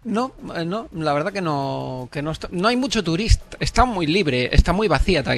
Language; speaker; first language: Spanish; native; Spanish